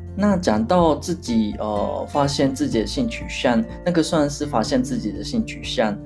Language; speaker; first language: Chinese; non-native, fluent; Japanese